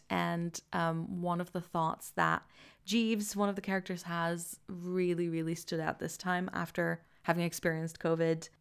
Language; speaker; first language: English; non-native, fluent; Dutch